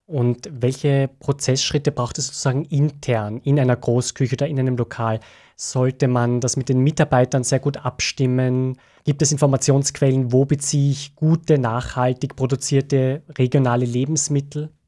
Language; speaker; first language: German; native; German